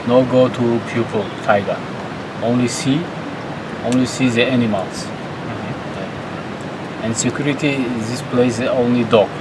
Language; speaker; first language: English; non-native, learner; Tajik